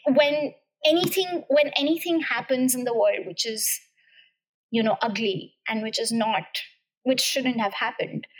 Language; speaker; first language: English; non-native, local second language; Hindi